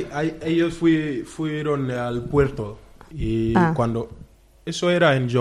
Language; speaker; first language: Spanish; non-native, fluent; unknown